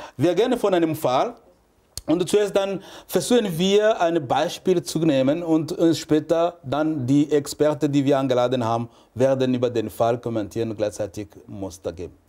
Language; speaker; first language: German; non-native, fluent; French